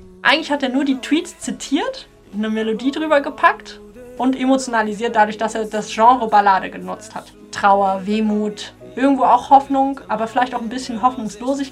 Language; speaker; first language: German; native; German